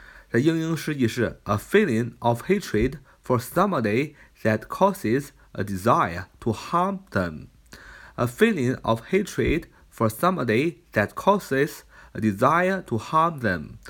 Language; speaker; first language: English; non-native, fluent; Chinese